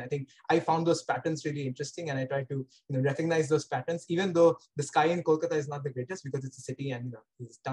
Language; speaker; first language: English; non-native, local second language; Bangla